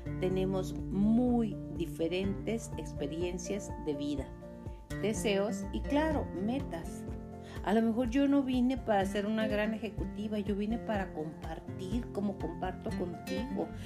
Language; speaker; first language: Spanish; native; Spanish